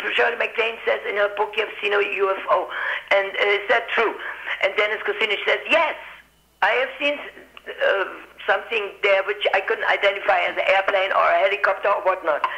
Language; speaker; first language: English; non-native, fluent; German